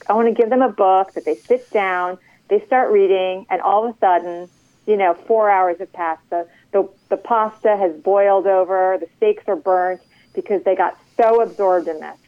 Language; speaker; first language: English; native; English